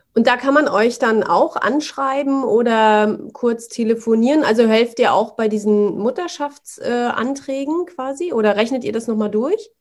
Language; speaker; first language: German; native; German